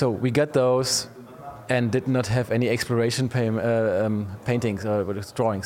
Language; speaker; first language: English; non-native, fluent; German